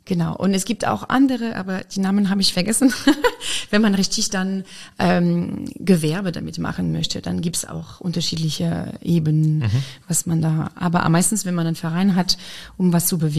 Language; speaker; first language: German; non-native, fluent; French